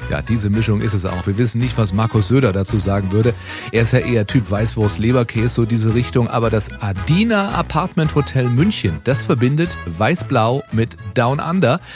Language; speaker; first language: German; native; German